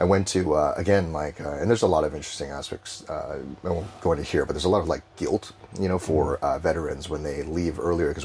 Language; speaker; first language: English; native; English